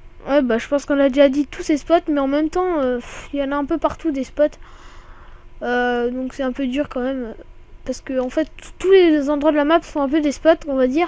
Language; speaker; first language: French; native; French